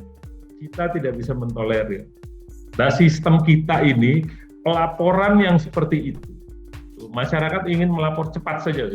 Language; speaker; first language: Indonesian; native; Indonesian